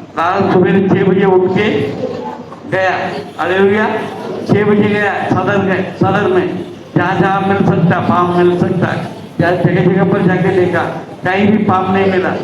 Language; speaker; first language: Hindi; non-native, local second language; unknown